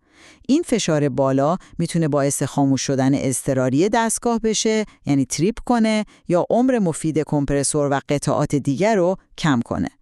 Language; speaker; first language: Persian; native; Persian